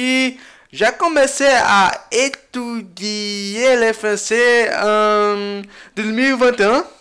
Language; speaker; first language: French; non-native, learner; Portuguese